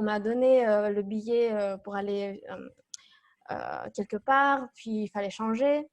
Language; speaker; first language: French; non-native, fluent; Kazakh